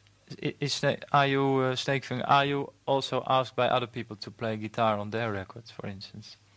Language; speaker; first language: English; non-native, fluent; Dutch